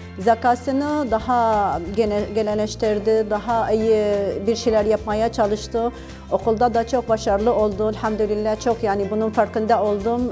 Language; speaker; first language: Turkish; non-native, learner; Arabic